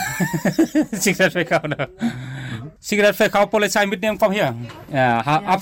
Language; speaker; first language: German; non-native, learner; Vietnamese